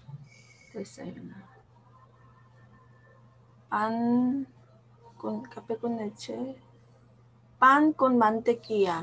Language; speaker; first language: Spanish; non-native, learner; Korean